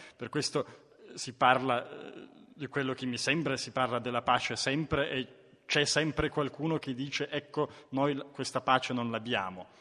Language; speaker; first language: Italian; non-native, fluent; Ukrainian